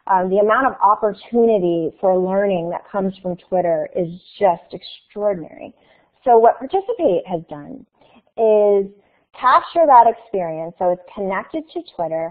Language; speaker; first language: English; native; English